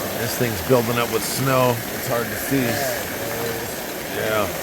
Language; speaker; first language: English; native; English